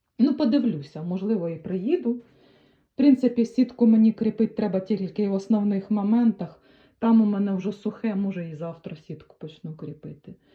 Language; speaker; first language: Ukrainian; native; Ukrainian